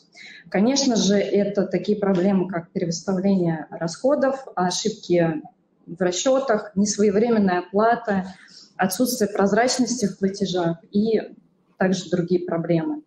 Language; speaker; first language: Russian; native; Russian